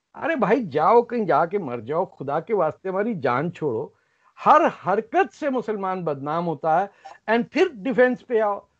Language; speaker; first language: Urdu; native; Urdu